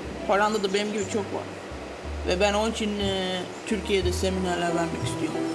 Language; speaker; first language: Turkish; early bilingual, heritage; Turkish